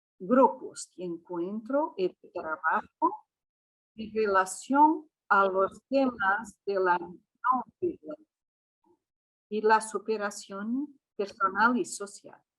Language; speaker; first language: Spanish; non-native, fluent; Italian